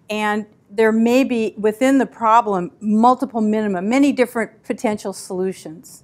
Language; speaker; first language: English; native; English